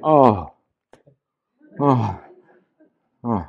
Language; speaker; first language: German; non-native, learner; English